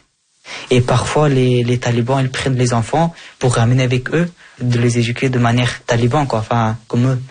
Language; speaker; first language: French; early bilingual, other home language; Persian